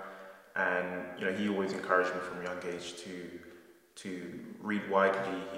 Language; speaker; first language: English; native; English